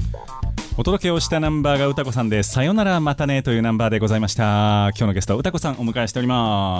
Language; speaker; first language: Japanese; native; Japanese